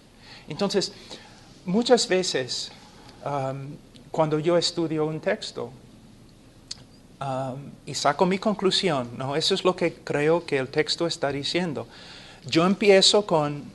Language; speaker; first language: Spanish; non-native, fluent; English